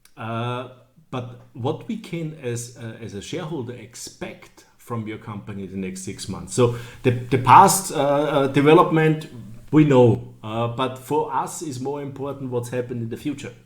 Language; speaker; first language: English; non-native, learner; German